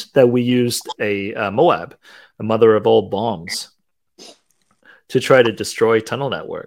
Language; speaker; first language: English; non-native, local second language; Cantonese